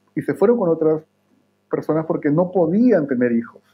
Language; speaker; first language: Spanish; native; Spanish